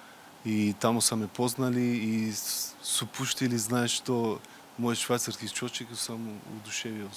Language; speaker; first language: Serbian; non-native, learner; Macedonian